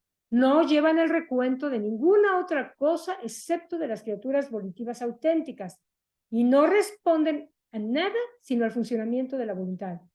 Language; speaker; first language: Spanish; native; Spanish